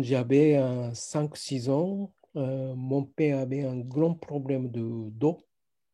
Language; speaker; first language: French; non-native, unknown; Japanese